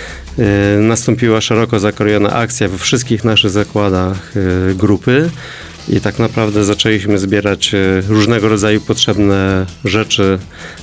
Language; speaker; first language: Polish; native; Polish